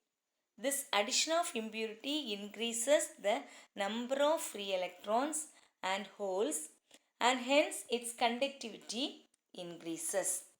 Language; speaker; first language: English; non-native, local second language; Tamil